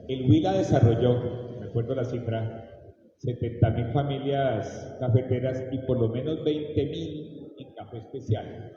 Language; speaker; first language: Spanish; native; Spanish